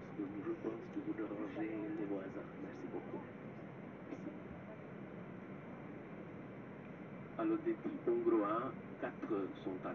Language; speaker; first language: French; non-native, fluent; Hungarian